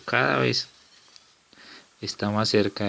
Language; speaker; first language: Spanish; native; Spanish